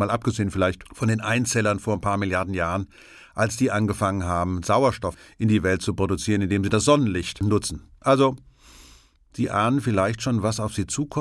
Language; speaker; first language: German; native; German